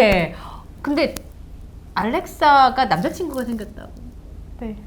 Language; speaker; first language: Korean; native; Korean